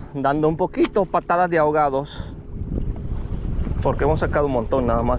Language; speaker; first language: Spanish; early bilingual, heritage; Spanish